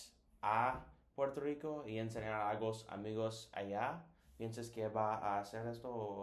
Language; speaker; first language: Spanish; non-native, learner; English